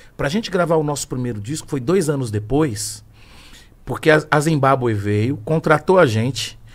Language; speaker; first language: Portuguese; native; Portuguese